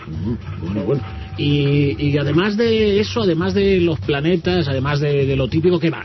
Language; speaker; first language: Spanish; native; Spanish